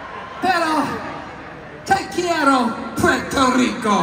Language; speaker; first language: Spanish; non-native, learner; English